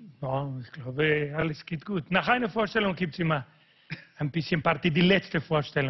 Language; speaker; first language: German; non-native, fluent; Spanish